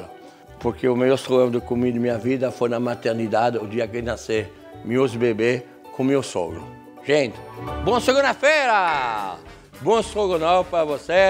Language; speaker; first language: Portuguese; non-native, fluent; French